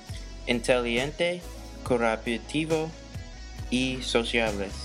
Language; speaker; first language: Spanish; non-native, learner; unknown